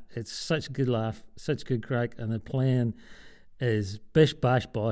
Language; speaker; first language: English; native; English